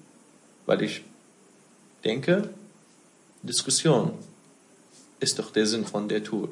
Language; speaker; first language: German; non-native, fluent; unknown